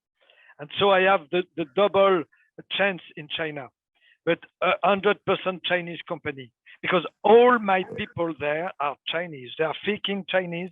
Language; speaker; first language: English; non-native, fluent; French